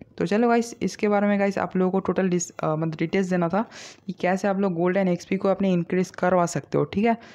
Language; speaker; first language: Hindi; non-native, local second language; Bangla